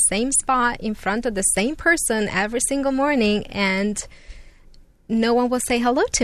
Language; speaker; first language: English; non-native, fluent; Italian